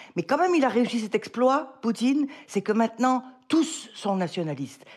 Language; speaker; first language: French; native; French